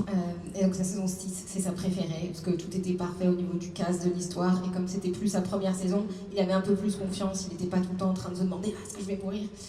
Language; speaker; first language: French; native; French